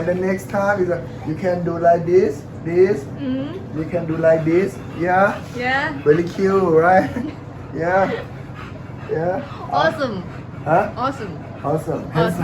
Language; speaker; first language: English; non-native, learner; Thai